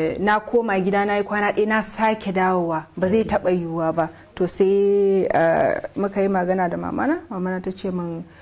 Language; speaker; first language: Hausa; native; Hausa